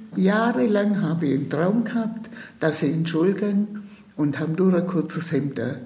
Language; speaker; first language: German; native; German